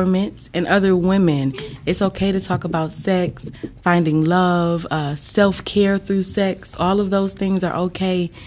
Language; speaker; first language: English; native; English